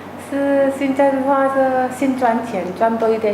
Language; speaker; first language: Chinese; non-native, fluent; Indonesian